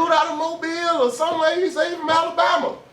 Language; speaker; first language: English; native; English